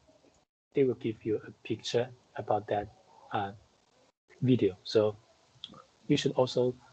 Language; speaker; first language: English; non-native, fluent; Chinese